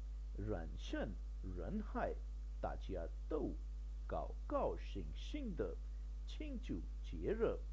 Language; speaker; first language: Chinese; non-native, learner; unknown